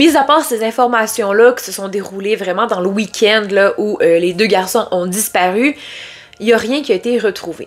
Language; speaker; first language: French; native; French